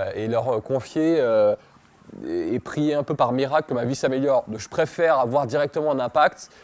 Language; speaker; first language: French; native; French